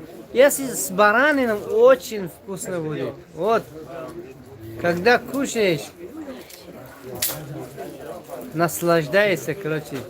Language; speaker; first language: Russian; non-native, local second language; Tajik